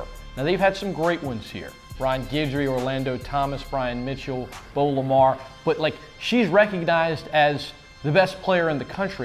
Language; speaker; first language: English; native; English